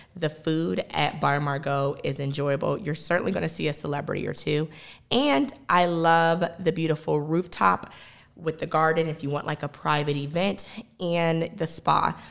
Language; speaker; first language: English; native; English